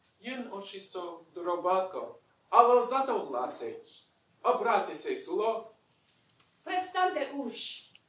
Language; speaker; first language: Czech; non-native, learner; English